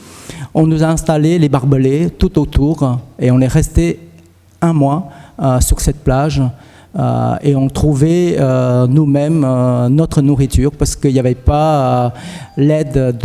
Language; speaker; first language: French; early bilingual, other home language; Vietnamese